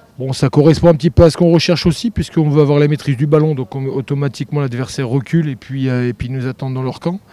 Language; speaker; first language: French; native; French